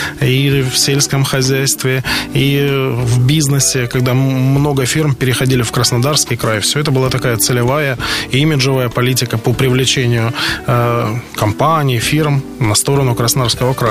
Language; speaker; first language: Russian; native; Russian